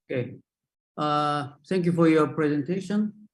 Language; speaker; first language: English; non-native, learner; Japanese